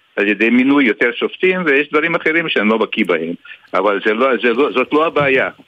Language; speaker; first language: Hebrew; early bilingual, other home language; Hungarian